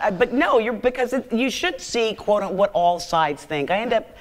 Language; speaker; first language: English; native; English